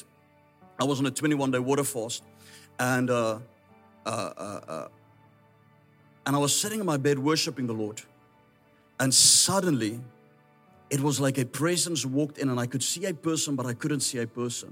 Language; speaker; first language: English; non-native, local second language; Afrikaans